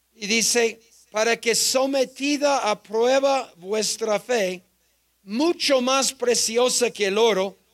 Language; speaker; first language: Spanish; non-native, fluent; English